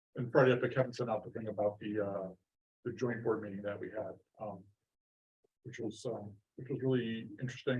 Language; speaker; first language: English; native; English